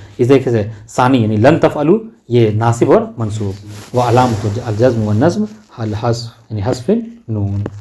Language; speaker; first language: Urdu; native; Urdu